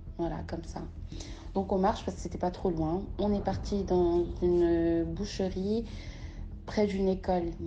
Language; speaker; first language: French; early bilingual, other home language; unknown